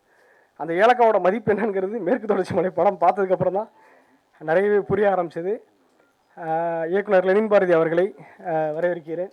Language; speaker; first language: Tamil; native; Tamil